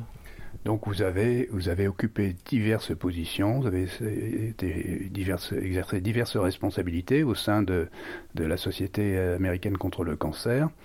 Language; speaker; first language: French; native; French